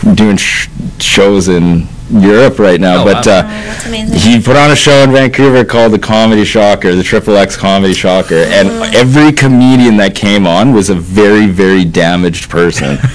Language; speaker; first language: English; native; English